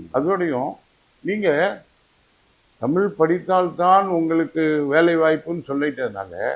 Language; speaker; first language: Tamil; non-native, local second language; Telugu